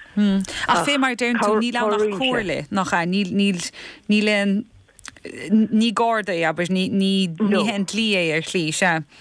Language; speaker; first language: Irish; native; Irish